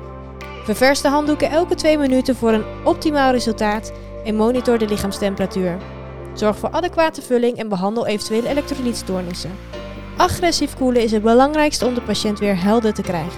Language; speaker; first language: Dutch; native; Dutch